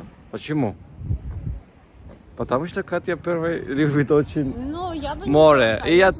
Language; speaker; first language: Russian; non-native, learner; Turkish